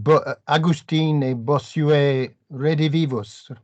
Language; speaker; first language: Spanish; non-native, learner; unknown